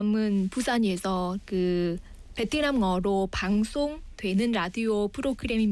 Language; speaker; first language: Korean; non-native, fluent; Vietnamese